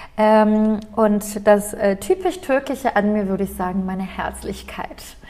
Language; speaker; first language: German; early bilingual, other home language; Turkish